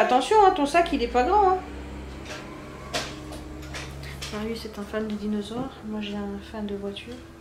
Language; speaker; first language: French; native; French